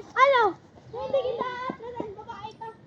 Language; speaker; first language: Filipino; non-native, local second language; Cebuano